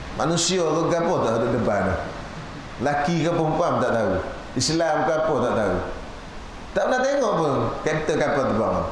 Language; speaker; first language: Malay; native; Malay